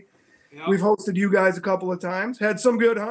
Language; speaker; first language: English; native; English